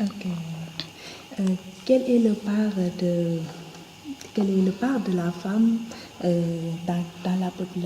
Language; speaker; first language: French; non-native, local second language; Wolof